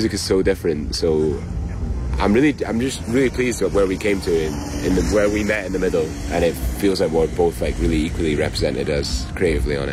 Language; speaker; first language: English; native; English